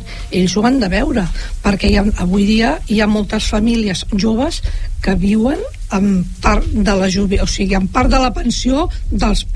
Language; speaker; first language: Catalan; native; Catalan